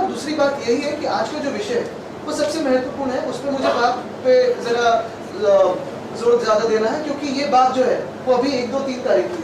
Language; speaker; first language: Hindi; non-native, local second language; Marathi